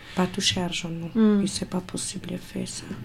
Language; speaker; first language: French; non-native, learner; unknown